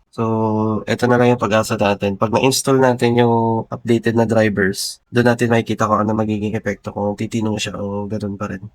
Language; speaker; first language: Filipino; native; Filipino